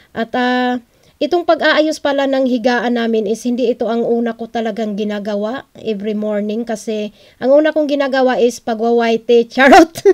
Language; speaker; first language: Filipino; non-native, local second language; Cebuano